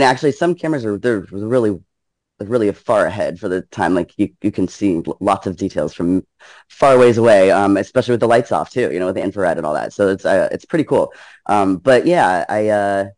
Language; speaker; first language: English; native; English